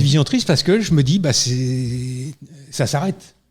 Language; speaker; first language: French; native; French